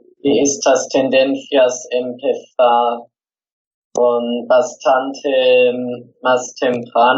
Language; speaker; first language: Spanish; non-native, fluent; German